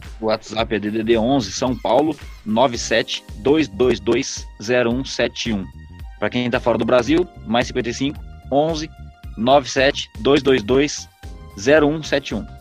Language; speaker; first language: Portuguese; native; Portuguese